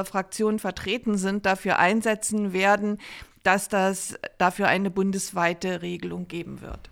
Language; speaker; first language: German; native; German